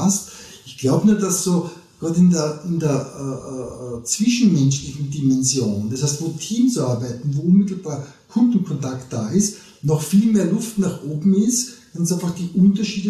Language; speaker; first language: German; native; German